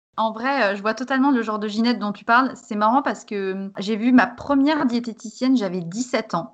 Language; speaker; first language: French; native; French